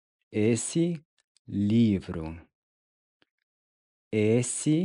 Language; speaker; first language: Portuguese; non-native, fluent; English